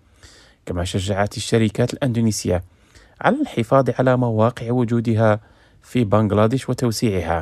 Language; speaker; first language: Arabic; non-native, fluent; Indonesian